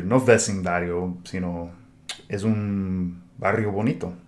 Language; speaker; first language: Spanish; non-native, fluent; English